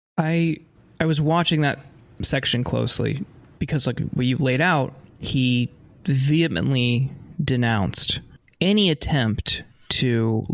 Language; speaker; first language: English; native; English